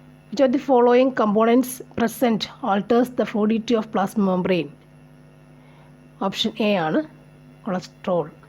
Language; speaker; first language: English; non-native, local second language; Malayalam